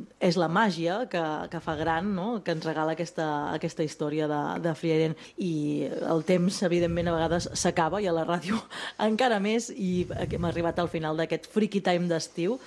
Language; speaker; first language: Catalan; native; Catalan